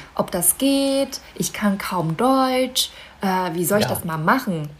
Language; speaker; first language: German; non-native, fluent; Chinese